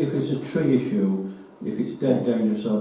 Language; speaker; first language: English; native; English